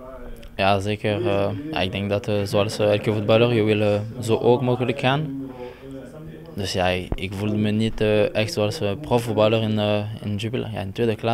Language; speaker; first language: Dutch; non-native, fluent; French